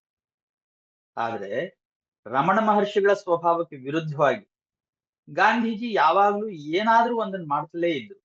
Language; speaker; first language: Kannada; native; Kannada